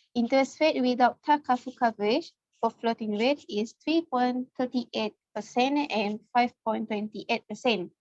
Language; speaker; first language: English; non-native, local second language; Malay